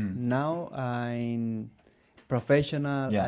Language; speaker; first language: English; non-native, learner; Spanish